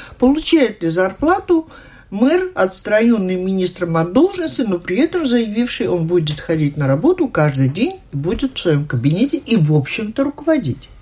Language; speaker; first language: Russian; native; Russian